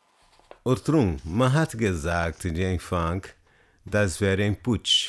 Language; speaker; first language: German; non-native, learner; Portuguese